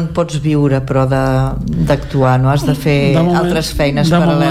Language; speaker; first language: Catalan; native; Catalan